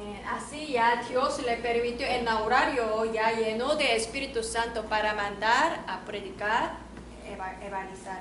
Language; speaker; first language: Spanish; non-native, learner; Korean